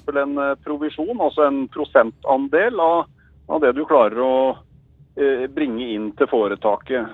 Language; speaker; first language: Norwegian; native; Norwegian